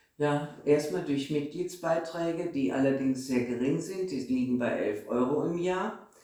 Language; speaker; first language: German; native; German